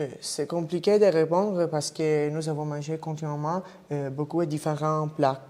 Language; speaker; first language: French; non-native, learner; Italian